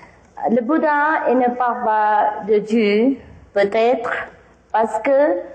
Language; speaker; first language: French; non-native, learner; Vietnamese